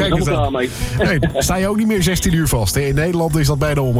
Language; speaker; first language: Dutch; native; Dutch